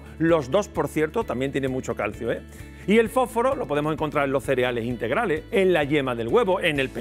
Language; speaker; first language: Spanish; native; Spanish